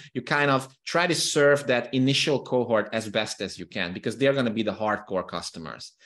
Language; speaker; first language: English; non-native, fluent; Hungarian